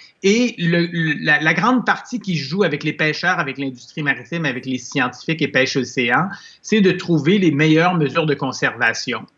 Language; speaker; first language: French; native; French